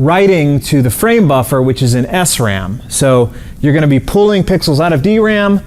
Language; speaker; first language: English; native; English